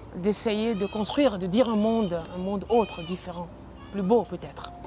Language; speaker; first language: French; non-native, local second language; Ewe